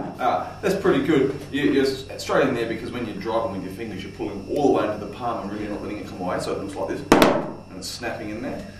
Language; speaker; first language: English; native; English